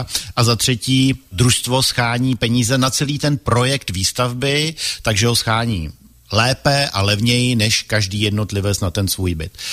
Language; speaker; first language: Czech; native; Czech